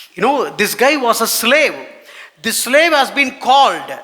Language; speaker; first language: English; non-native, local second language; Tamil